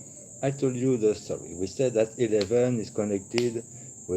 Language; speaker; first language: English; non-native, learner; French